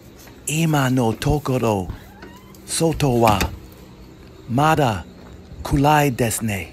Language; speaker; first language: Japanese; non-native, learner; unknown